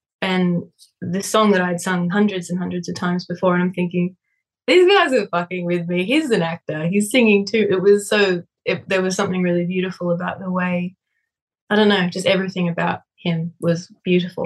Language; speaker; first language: English; native; English